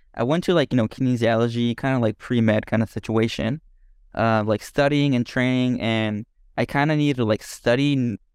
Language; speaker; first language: English; non-native, fluent; Japanese